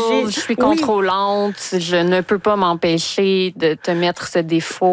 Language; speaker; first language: French; native; French